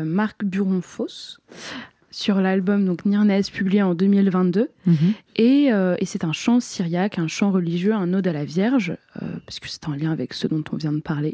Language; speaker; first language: French; early bilingual, other home language; Arabic